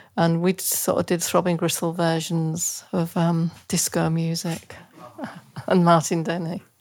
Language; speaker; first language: English; native; English